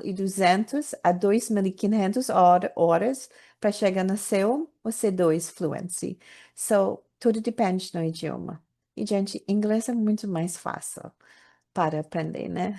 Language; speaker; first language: Portuguese; non-native, learner; English